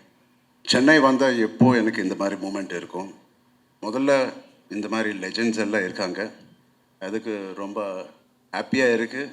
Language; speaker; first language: Tamil; non-native, local second language; Telugu